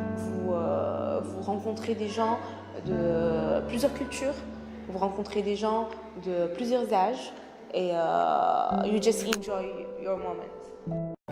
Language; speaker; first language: French; non-native, local second language; Arabic